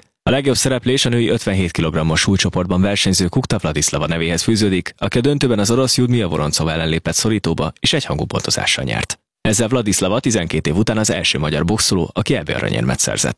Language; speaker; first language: Hungarian; native; Hungarian